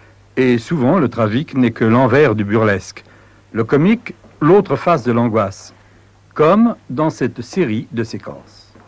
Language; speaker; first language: French; native; French